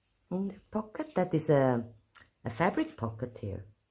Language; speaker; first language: English; non-native, learner; Swiss German